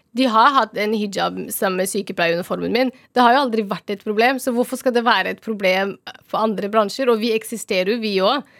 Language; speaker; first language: Norwegian; early bilingual, other home language; Somali